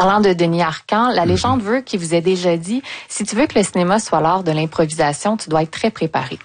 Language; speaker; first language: French; native; French